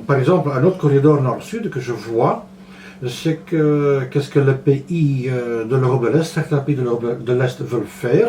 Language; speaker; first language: French; non-native, local second language; Dutch